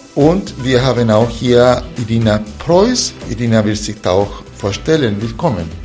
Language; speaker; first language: German; non-native, fluent; Spanish